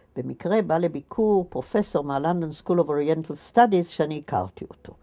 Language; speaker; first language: Hebrew; native; Hebrew